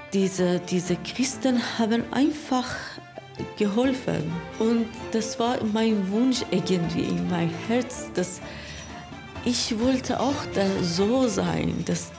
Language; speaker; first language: German; non-native, learner; Persian